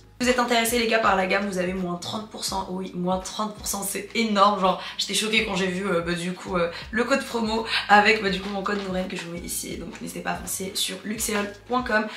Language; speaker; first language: French; non-native, local second language; Arabic